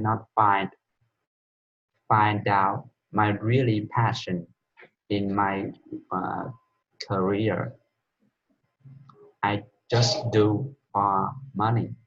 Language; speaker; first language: English; non-native, learner; Vietnamese